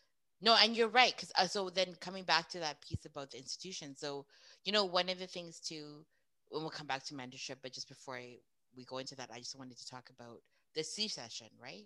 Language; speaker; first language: English; native; English